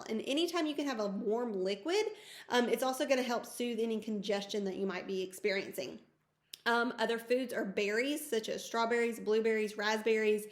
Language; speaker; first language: English; native; English